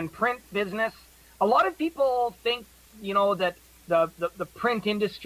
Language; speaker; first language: English; native; English